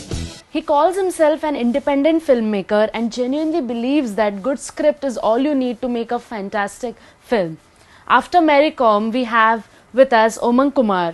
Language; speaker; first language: English; non-native, local second language; Hindi